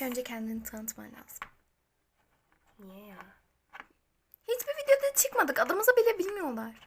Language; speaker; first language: Turkish; native; Turkish